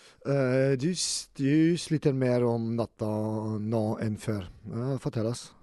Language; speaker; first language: Norwegian; non-native, learner; German